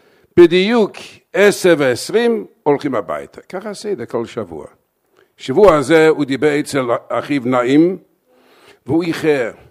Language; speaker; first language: Hebrew; non-native, fluent; English